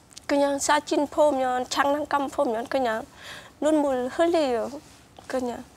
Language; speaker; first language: Korean; non-native, learner; Khmer